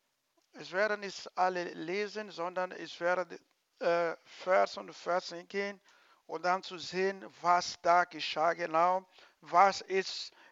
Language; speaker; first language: German; non-native, learner; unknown